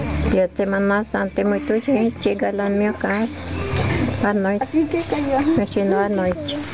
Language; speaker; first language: Portuguese; non-native, local second language; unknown